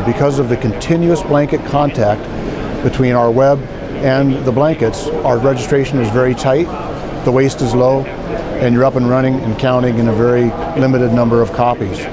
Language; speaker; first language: English; native; English